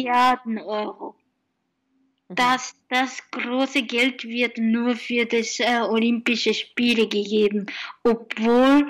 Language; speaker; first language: German; non-native, learner; Japanese